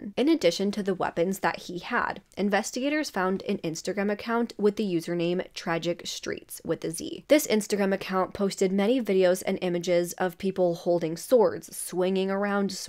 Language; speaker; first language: English; native; English